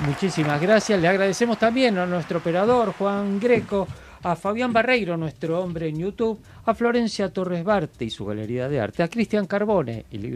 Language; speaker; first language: Spanish; native; Spanish